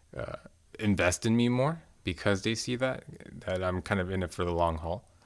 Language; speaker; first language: English; early bilingual, other home language; Korean